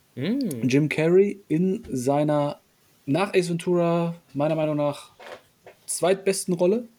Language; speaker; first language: German; early bilingual, other home language; Polish